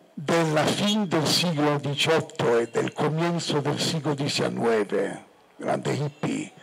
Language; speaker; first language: Spanish; non-native, fluent; Italian